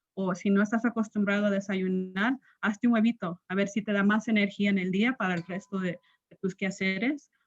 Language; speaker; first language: Spanish; early bilingual, other home language; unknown